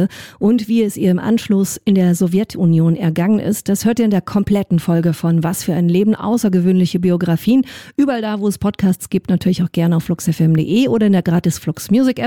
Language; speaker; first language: German; native; German